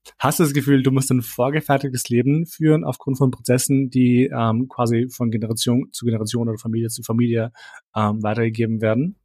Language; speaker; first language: German; early bilingual, other home language; Albanian